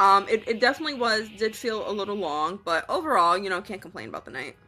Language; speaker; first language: English; native; English